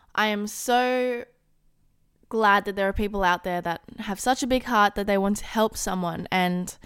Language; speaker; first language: English; native; English